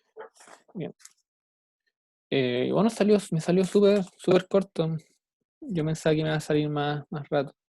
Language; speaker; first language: Spanish; native; Spanish